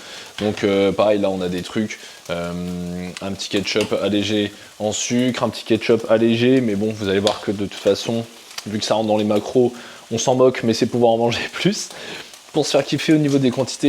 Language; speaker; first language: French; native; French